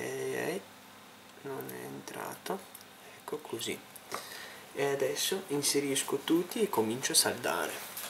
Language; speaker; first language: Italian; non-native, fluent; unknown